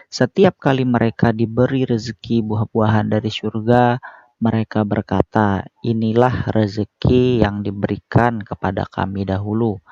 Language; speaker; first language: Indonesian; native; Indonesian